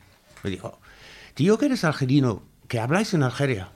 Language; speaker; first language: Spanish; non-native, fluent; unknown